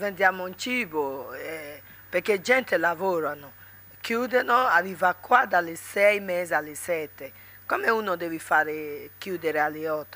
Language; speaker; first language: Italian; non-native, learner; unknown